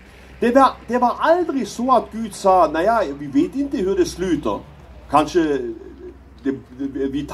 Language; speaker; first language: Swedish; non-native, learner; German